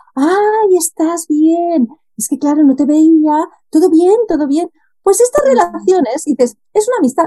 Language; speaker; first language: Spanish; native; Spanish